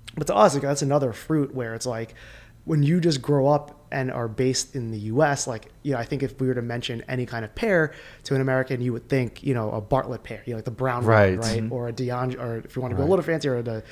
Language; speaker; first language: English; native; English